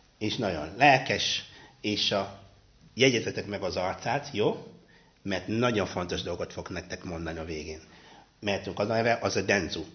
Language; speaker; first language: Hungarian; non-native, fluent; Luba-Lulua